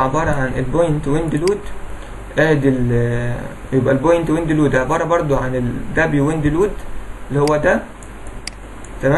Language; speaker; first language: Arabic; native; Arabic